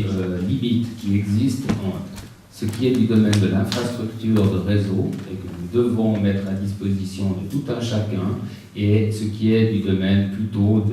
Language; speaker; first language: French; native; French